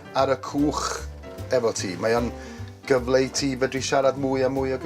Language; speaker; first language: Welsh; native; Welsh